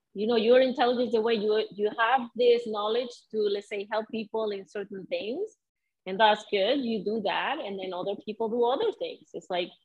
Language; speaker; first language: English; non-native, fluent; Spanish